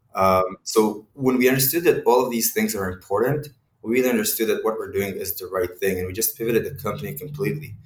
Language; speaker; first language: English; non-native, fluent; Hebrew